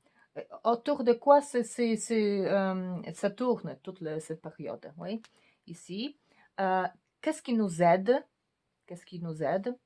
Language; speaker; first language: French; non-native, fluent; Polish